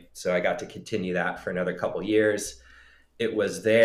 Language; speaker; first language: English; native; English